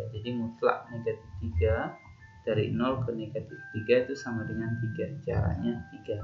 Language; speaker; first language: Indonesian; native; Indonesian